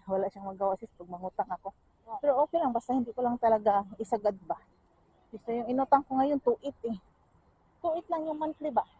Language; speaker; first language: Filipino; non-native, local second language; Cebuano